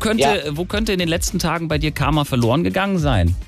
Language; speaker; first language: German; native; German